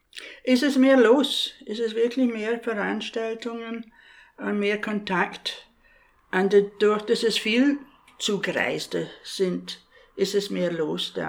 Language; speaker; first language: German; non-native, fluent; English